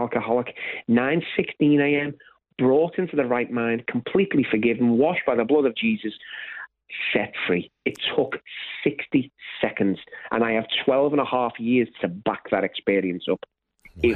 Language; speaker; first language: English; native; English